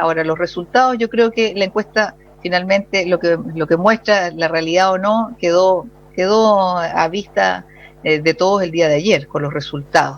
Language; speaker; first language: Spanish; native; Spanish